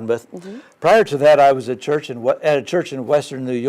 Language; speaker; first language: English; native; English